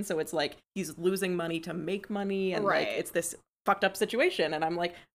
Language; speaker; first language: English; native; English